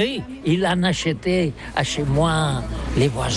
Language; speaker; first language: French; non-native, learner; Catalan